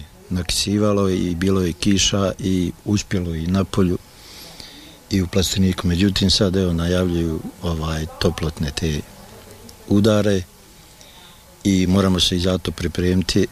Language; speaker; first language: Serbian; native; Serbian